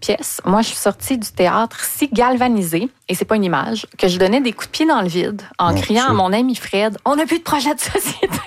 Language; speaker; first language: French; native; French